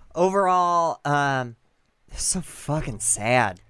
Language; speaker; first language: English; native; English